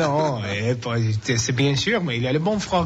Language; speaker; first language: French; non-native, learner; English